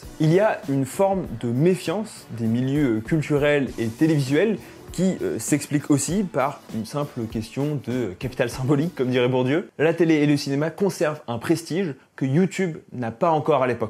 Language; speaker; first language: French; native; French